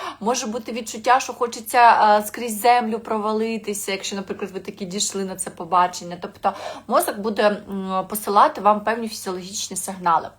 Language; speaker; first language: Ukrainian; non-native, local second language; Russian